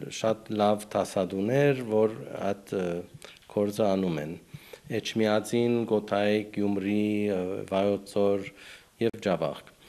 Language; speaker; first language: Armenian; early bilingual, heritage; Armenian